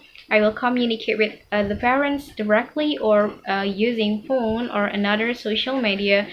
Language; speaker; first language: English; non-native, fluent; Indonesian